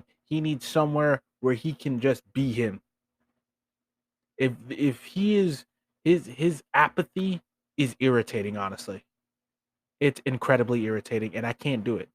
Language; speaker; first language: English; native; English